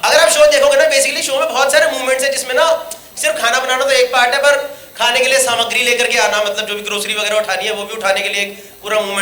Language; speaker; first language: Hindi; native; Hindi